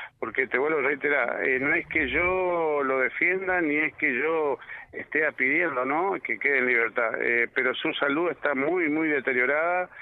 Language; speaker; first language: Spanish; native; Spanish